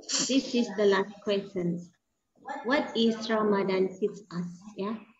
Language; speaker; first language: English; non-native, learner; Indonesian